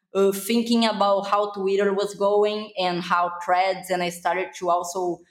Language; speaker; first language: English; non-native, fluent; Portuguese